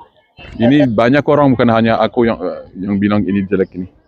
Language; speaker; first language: Indonesian; non-native, fluent; Spanish